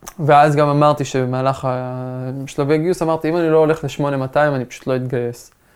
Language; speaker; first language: Hebrew; non-native, local second language; Arabic